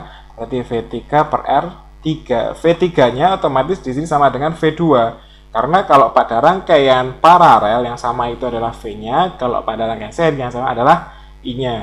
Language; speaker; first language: Indonesian; native; Indonesian